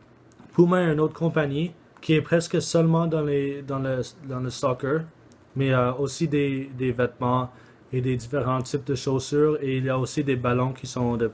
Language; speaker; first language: French; non-native, learner; English